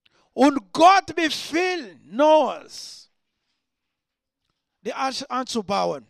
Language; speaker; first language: German; non-native, learner; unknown